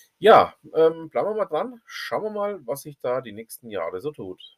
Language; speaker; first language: German; native; German